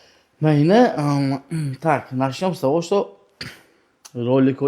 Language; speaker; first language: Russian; non-native, local second language; Tajik